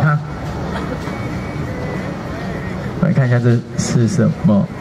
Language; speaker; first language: Chinese; native; Chinese